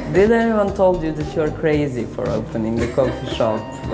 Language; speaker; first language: English; non-native, fluent; Serbian